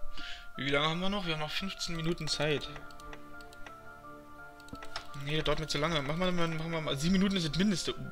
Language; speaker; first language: German; native; German